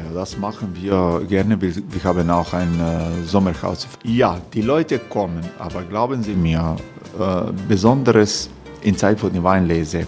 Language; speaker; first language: German; non-native, fluent; Croatian